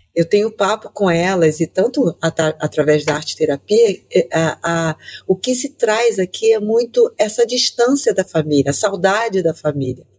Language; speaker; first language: Portuguese; native; Portuguese